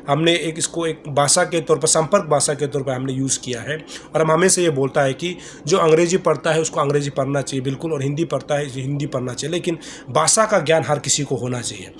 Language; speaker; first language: Hindi; non-native, local second language; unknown